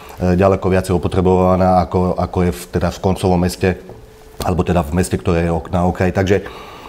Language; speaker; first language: Slovak; native; Slovak